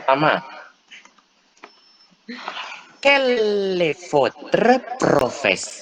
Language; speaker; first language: French; non-native, fluent; Indonesian